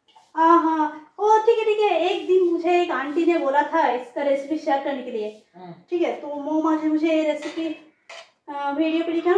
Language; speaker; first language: Hindi; non-native, local second language; Bangla